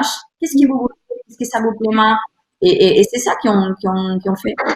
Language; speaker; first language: French; non-native, learner; Spanish